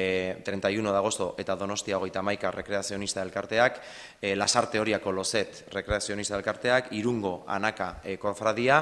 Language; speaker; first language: Basque; native; Basque